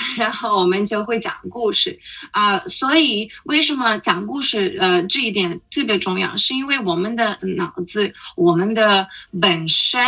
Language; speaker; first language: Chinese; non-native, fluent; Russian